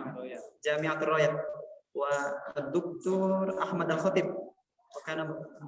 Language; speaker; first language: Arabic; non-native, fluent; Indonesian